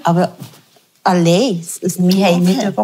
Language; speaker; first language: German; non-native, fluent; Tibetan